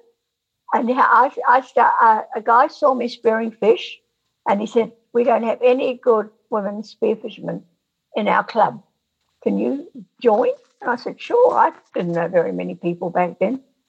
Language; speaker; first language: English; native; English